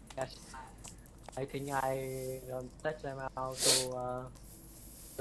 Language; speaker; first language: English; non-native, learner; Vietnamese